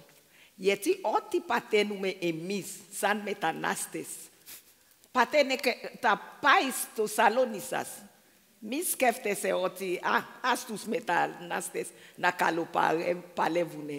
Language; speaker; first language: Greek; non-native, fluent; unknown